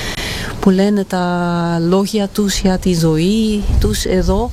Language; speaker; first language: Greek; non-native, fluent; Italian